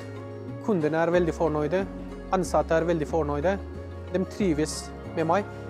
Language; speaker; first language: Norwegian; non-native, fluent; Persian